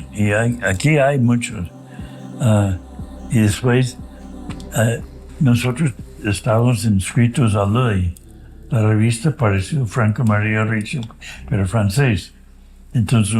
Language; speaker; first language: Spanish; non-native, fluent; English